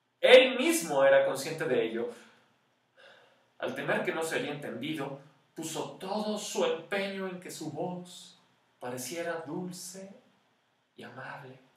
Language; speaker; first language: Spanish; native; Spanish